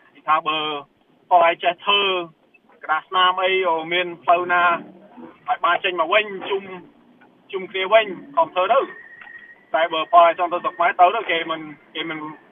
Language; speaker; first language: Khmer; early bilingual, heritage; Khmer